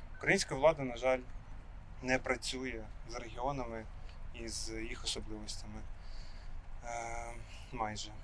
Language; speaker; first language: Ukrainian; non-native, local second language; Russian